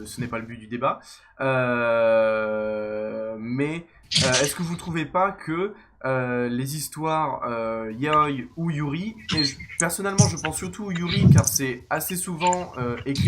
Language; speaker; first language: French; native; French